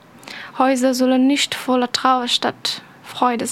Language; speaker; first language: German; non-native, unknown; Persian